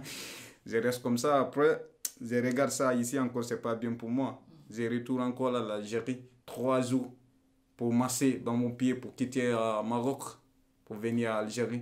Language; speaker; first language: French; non-native, learner; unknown